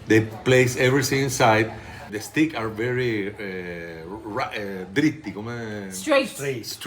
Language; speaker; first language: English; non-native, learner; Italian